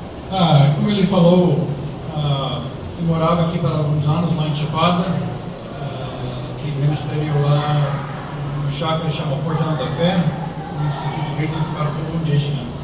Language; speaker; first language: Portuguese; non-native, fluent; English